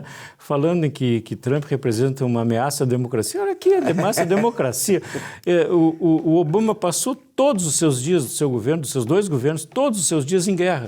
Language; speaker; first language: Portuguese; native; Portuguese